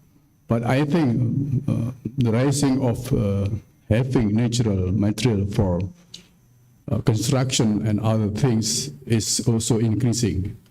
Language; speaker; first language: English; non-native, fluent; Indonesian